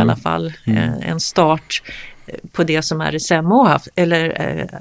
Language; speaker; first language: Swedish; native; Swedish